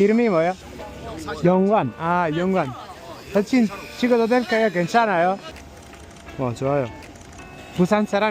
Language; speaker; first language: Korean; non-native, learner; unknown